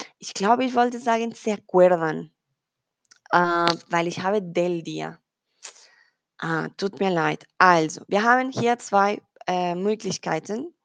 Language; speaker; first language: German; non-native, fluent; Spanish